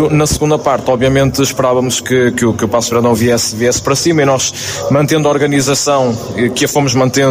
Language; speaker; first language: Portuguese; native; Portuguese